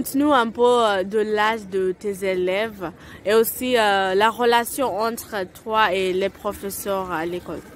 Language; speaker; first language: French; non-native, fluent; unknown